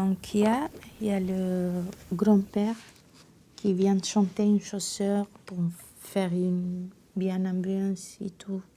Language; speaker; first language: French; non-native, fluent; Romanian